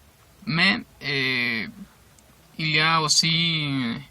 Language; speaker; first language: French; non-native, learner; Spanish